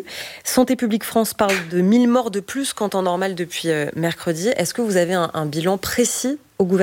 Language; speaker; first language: French; native; French